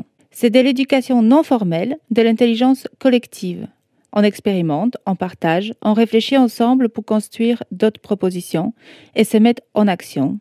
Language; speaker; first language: French; native; French